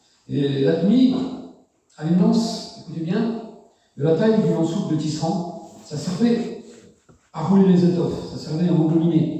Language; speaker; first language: French; native; French